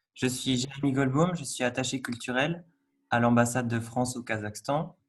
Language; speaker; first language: French; native; French